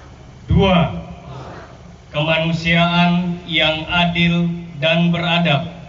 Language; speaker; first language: Indonesian; native; Indonesian